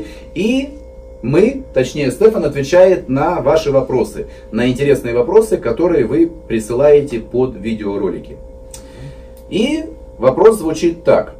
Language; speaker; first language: Russian; native; Russian